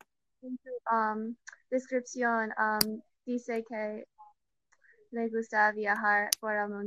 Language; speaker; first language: Spanish; non-native, learner; English